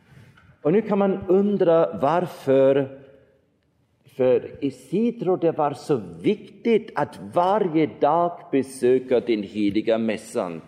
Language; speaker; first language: Swedish; non-native, fluent; German